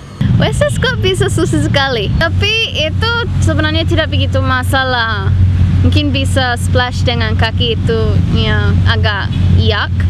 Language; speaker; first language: Indonesian; non-native, learner; English